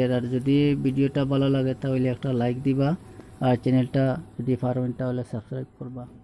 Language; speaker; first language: Bangla; native; Bangla